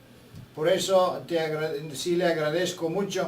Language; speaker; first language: Spanish; non-native, fluent; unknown